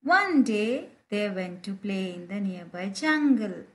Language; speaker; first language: English; non-native, local second language; Kannada